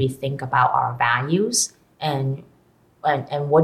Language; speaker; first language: English; non-native, local second language; Cantonese